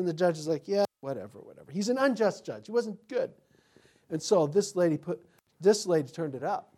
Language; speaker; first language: English; native; English